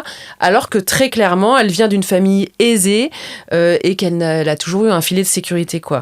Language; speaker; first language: French; native; French